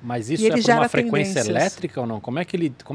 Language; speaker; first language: Portuguese; native; Portuguese